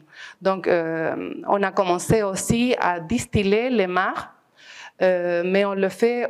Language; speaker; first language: French; non-native, fluent; Spanish